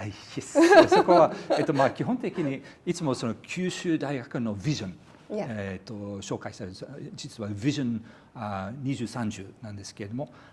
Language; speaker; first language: Japanese; non-native, fluent; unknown